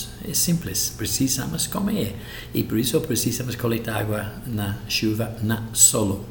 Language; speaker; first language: Portuguese; non-native, fluent; Spanish